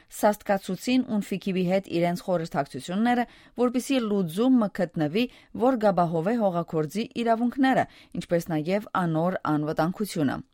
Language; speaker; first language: Armenian; early bilingual, heritage; Armenian